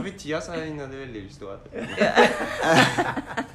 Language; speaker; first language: Norwegian; non-native, fluent; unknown